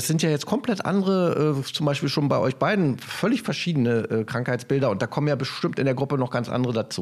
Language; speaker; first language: German; native; German